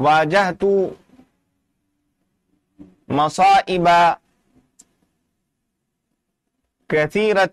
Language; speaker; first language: Arabic; non-native, fluent; Urdu